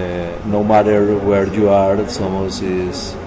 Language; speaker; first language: English; non-native, learner; Spanish